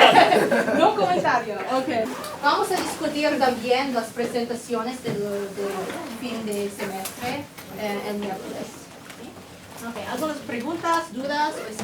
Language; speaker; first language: Spanish; non-native, fluent; English